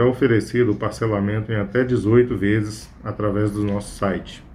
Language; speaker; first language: Portuguese; native; Portuguese